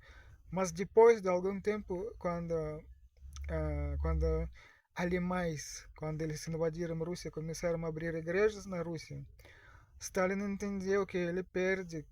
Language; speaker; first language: Portuguese; non-native, learner; Russian